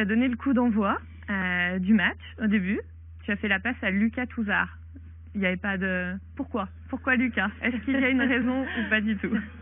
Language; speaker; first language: French; native; French